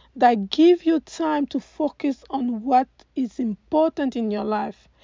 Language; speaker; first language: English; non-native, fluent; French